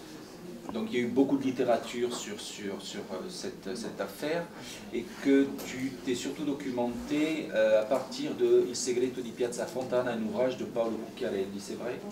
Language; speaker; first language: French; native; French